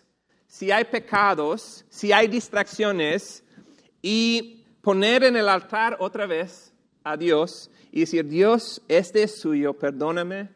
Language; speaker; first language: Spanish; non-native, fluent; English